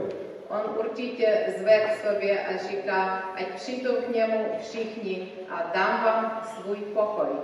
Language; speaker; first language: Czech; non-native, learner; Ukrainian